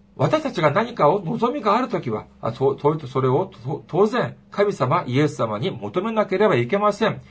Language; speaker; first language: Japanese; non-native, fluent; Korean